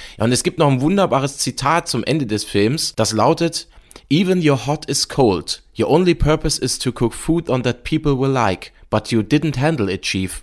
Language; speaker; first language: German; native; German